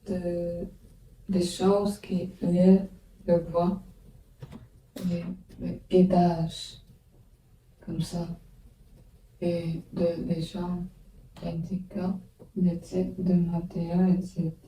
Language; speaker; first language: French; non-native, learner; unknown